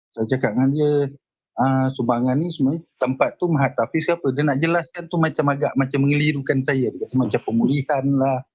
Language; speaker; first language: Malay; native; Malay